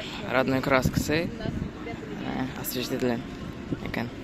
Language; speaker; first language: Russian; non-native, local second language; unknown